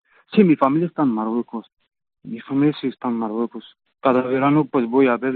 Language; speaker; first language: Spanish; non-native, fluent; Arabic